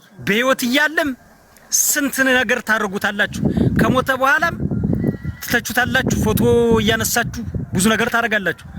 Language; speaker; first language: Amharic; native; Amharic